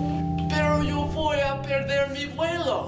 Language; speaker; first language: Spanish; non-native, learner; English